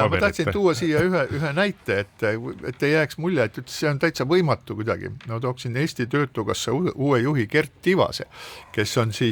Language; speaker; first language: Estonian; native; Estonian